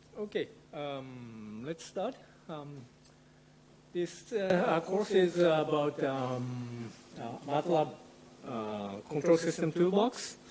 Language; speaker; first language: English; non-native, fluent; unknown